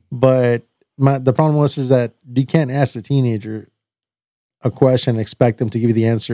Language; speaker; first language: English; early bilingual, other home language; Spanish